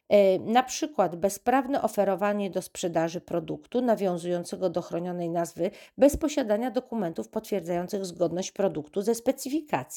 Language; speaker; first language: Polish; native; Polish